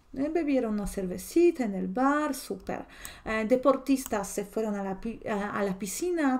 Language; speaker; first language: Spanish; non-native, fluent; Polish